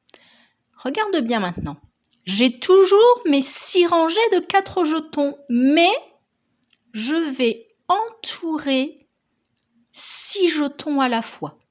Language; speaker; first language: French; native; French